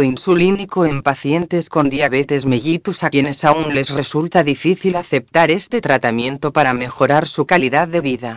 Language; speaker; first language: Spanish; native; Spanish